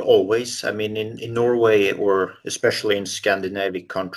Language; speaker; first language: English; non-native, fluent; Norwegian